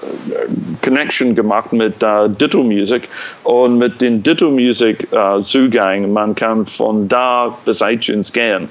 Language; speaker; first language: German; non-native, fluent; English